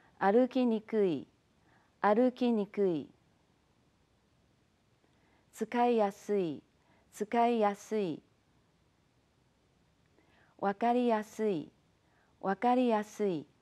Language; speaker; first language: Japanese; non-native, fluent; Chinese